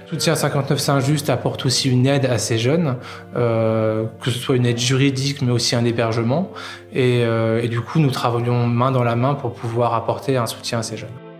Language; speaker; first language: French; native; French